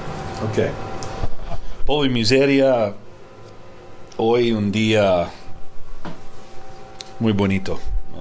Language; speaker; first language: Spanish; non-native, fluent; English